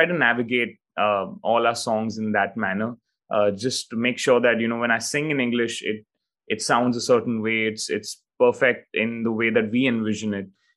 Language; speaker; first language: English; non-native, local second language; Hindi